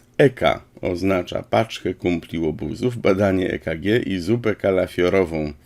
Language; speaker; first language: Polish; native; Polish